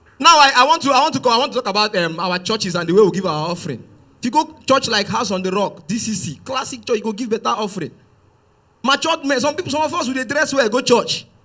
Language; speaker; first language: Nigerian Pidgin; non-native, local second language; Yoruba